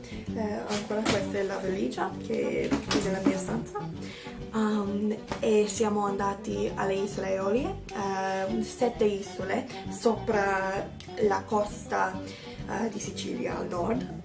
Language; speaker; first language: Italian; non-native, learner; English